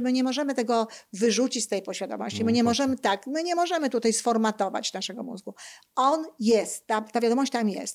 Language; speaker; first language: Polish; native; Polish